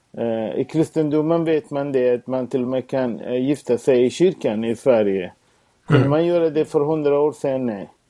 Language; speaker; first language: Swedish; non-native, fluent; Persian